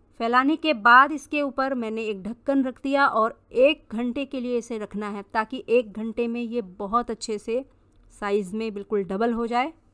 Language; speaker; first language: Hindi; native; Hindi